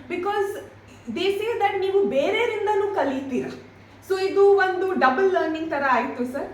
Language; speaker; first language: Kannada; non-native, learner; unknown